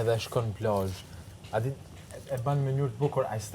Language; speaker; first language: Albanian; early bilingual, heritage; Albanian